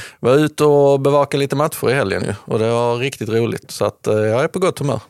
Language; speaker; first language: Swedish; native; Swedish